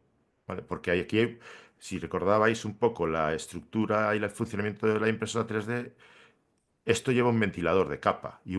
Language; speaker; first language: Spanish; native; Spanish